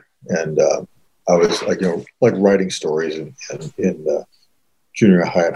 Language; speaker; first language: English; native; English